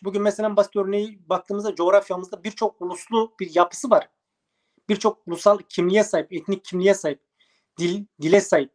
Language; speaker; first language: Turkish; native; Turkish